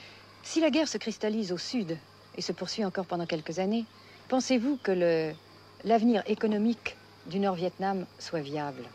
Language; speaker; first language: French; native; French